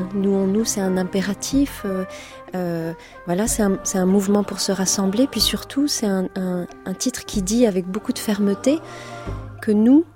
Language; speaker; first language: French; native; French